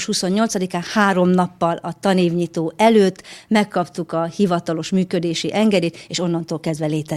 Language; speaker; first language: Hungarian; native; Hungarian